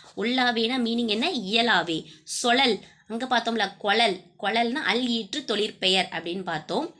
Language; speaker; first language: Tamil; native; Tamil